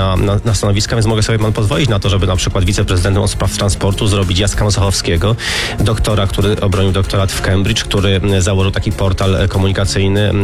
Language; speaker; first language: Polish; native; Polish